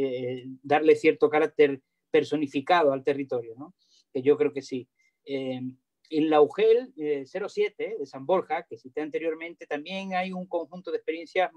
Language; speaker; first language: Spanish; native; Spanish